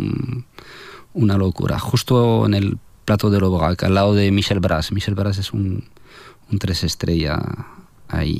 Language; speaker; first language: Spanish; non-native, fluent; French